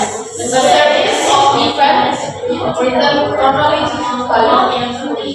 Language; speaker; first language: English; non-native, learner; Indonesian